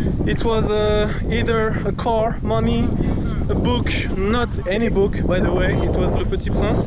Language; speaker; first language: English; non-native, fluent; French